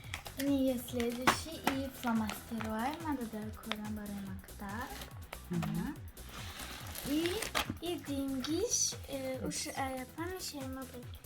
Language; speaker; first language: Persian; early bilingual, heritage; Tajik